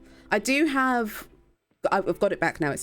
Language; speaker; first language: English; native; English